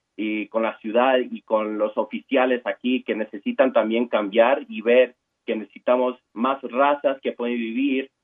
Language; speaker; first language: Spanish; early bilingual, heritage; Spanish